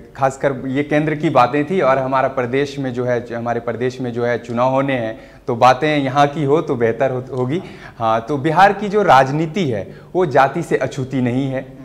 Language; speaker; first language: Hindi; native; Hindi